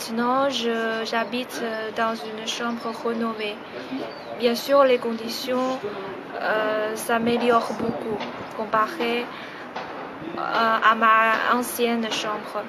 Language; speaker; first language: French; non-native, fluent; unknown